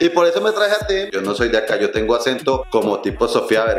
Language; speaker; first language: Spanish; native; Spanish